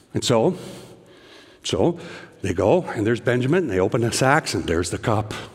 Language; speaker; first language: English; native; English